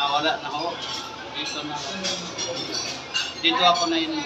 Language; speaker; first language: Filipino; non-native, learner; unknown